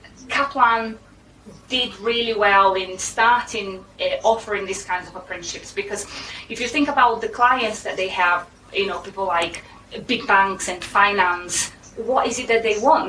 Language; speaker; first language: English; non-native, fluent; Portuguese